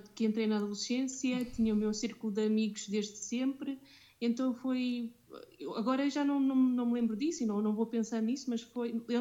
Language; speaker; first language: Portuguese; early bilingual, other home language; Romanian